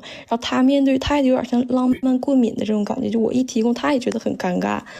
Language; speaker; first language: Chinese; native; Chinese